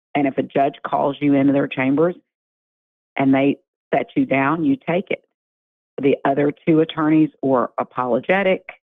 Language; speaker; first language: English; native; English